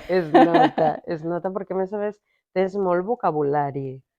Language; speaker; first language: Catalan; native; Catalan